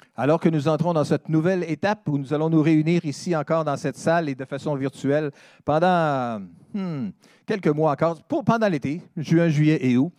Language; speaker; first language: French; native; French